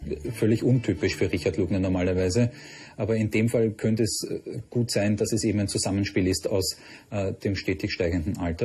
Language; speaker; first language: German; native; German